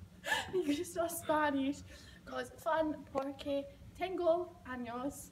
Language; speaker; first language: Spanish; non-native, learner; English